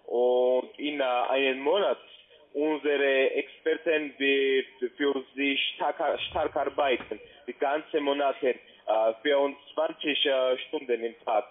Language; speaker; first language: German; non-native, learner; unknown